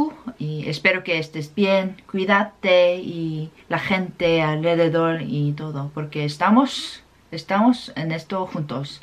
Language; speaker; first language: Spanish; non-native, fluent; Korean